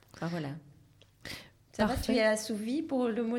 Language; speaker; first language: French; native; French